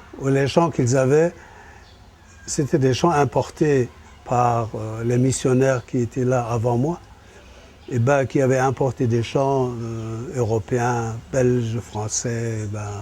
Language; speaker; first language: French; non-native, fluent; German